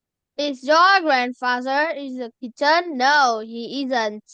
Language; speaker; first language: English; non-native, learner; Vietnamese